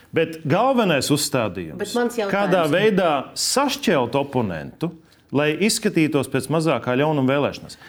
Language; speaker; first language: Latvian; native; Latvian